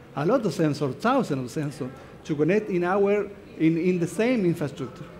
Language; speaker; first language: English; non-native, learner; Spanish